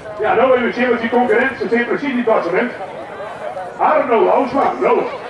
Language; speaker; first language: Dutch; native; Dutch